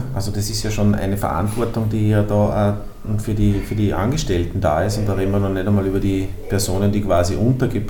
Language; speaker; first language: German; native; German